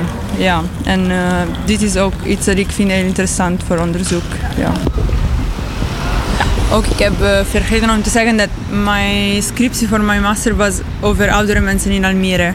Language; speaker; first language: Dutch; non-native, learner; Italian